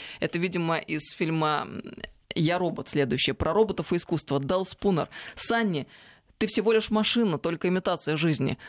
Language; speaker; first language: Russian; native; Russian